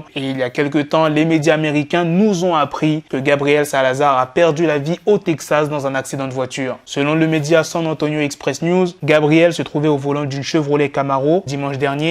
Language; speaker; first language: French; native; French